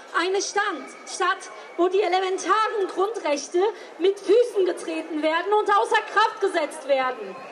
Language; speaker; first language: German; early bilingual, other home language; Turkish